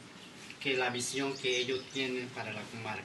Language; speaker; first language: Spanish; non-native, local second language; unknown